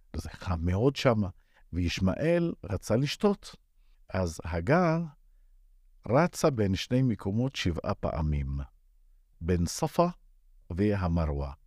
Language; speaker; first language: Hebrew; non-native, local second language; Arabic